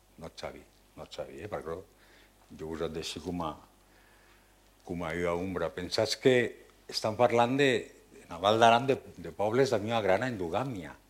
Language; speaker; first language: Catalan; non-native, local second language; Occitan